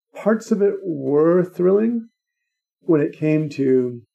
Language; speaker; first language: English; native; English